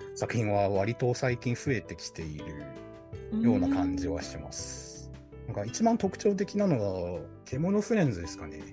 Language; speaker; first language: Japanese; non-native, fluent; Chinese